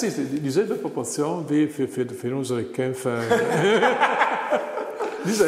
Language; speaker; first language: German; non-native, learner; Italian